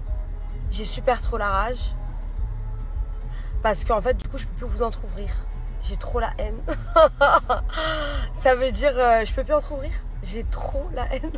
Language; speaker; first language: French; native; French